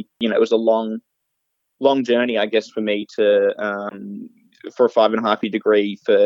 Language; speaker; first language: English; native; English